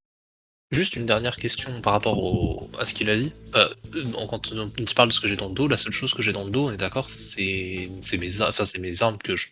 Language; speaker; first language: French; native; French